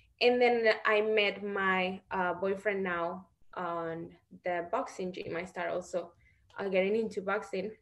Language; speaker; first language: English; non-native, fluent; Spanish